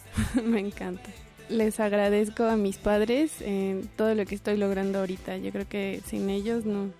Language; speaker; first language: Spanish; native; Spanish